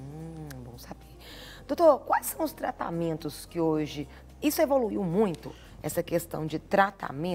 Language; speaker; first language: Portuguese; native; Portuguese